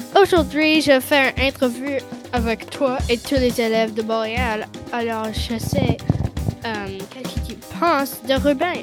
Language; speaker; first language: French; non-native, local second language; English